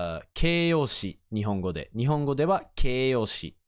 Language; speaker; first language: Japanese; non-native, fluent; English